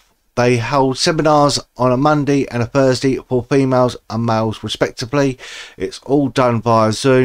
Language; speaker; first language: English; native; English